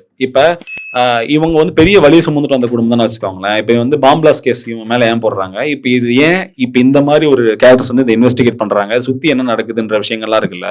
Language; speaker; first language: Tamil; native; Tamil